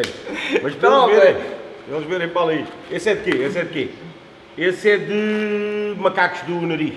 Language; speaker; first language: Portuguese; native; Portuguese